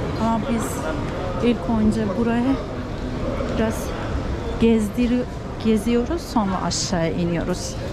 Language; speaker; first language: Turkish; non-native, learner; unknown